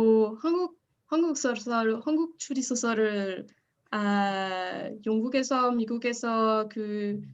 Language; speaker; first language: Korean; non-native, learner; French